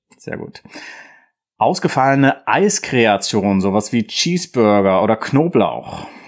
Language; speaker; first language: German; native; German